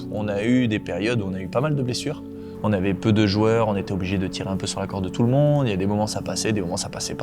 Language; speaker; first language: French; native; French